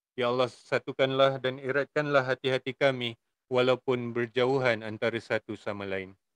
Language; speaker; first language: Malay; native; Malay